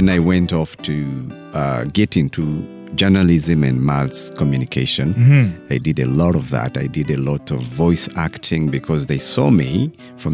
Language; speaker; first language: English; non-native, local second language; Nyankole